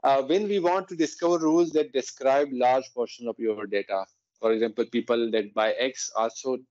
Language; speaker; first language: English; non-native, local second language; Urdu